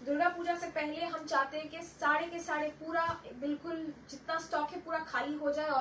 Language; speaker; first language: Hindi; non-native, local second language; Bangla